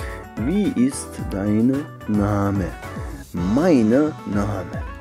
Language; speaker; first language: German; non-native, fluent; Serbian